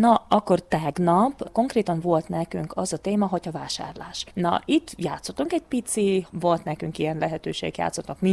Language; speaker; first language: Hungarian; non-native, local second language; Ukrainian